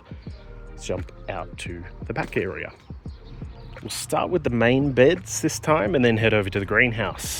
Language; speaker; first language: English; native; English